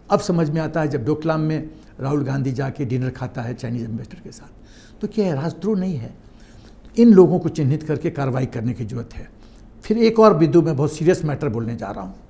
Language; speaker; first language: Hindi; native; Hindi